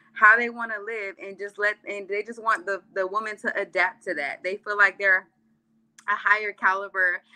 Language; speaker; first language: English; early bilingual, other home language; Arabic